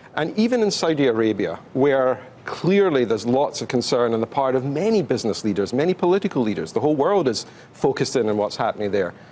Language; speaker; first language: English; native; English